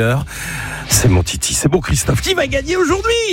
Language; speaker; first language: French; native; French